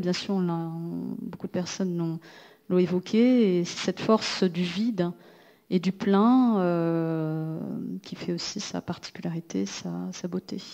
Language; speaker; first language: French; native; French